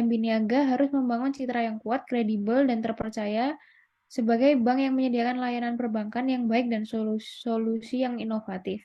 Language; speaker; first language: Indonesian; native; Indonesian